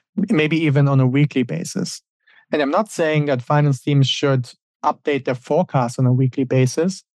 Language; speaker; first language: English; non-native, fluent; German